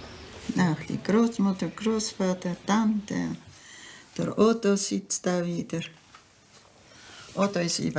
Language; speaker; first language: German; early bilingual, heritage; German